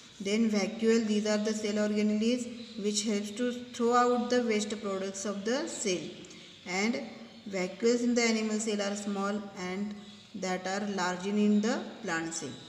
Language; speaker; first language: English; non-native, local second language; Marathi